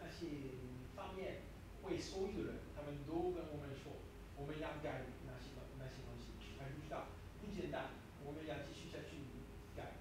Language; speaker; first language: Chinese; non-native, learner; French